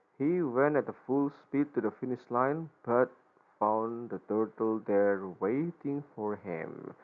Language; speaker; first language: English; non-native, fluent; Indonesian